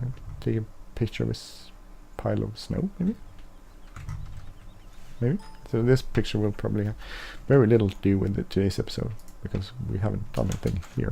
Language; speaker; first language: English; non-native, fluent; Swedish